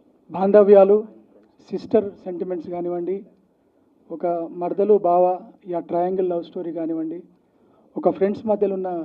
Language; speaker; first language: Telugu; native; Telugu